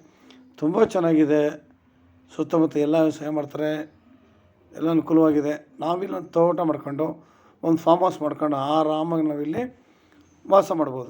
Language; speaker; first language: Kannada; native; Kannada